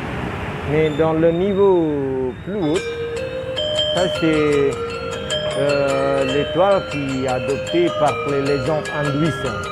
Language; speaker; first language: French; non-native, learner; Indonesian